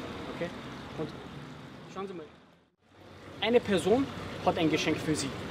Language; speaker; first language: German; early bilingual, other home language; Bosnian